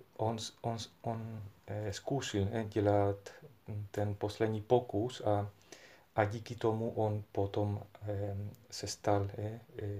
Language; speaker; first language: Czech; non-native, fluent; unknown